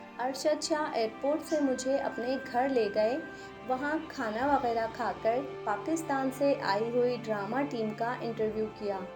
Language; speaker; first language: Urdu; non-native, local second language; Pahari-Potwari